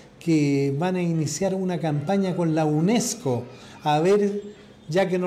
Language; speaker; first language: Spanish; native; Spanish